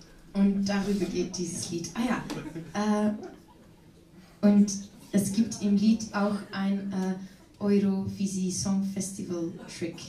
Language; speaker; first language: German; non-native, learner; Dutch